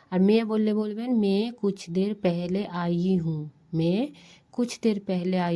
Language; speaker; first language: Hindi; non-native, fluent; Bangla